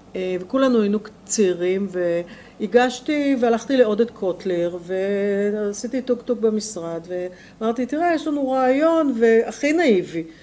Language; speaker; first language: Hebrew; native; Hebrew